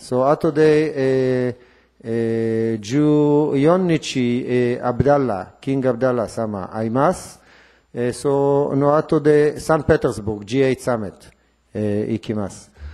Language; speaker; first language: Japanese; non-native, learner; Hebrew